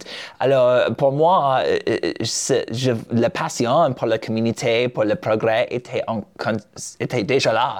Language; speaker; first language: French; non-native, learner; English